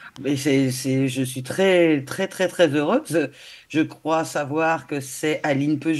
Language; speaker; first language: French; native; French